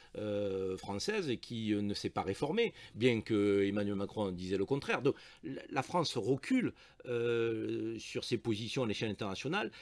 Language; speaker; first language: French; native; French